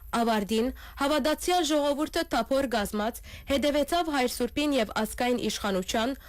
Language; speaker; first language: Armenian; early bilingual, heritage; Armenian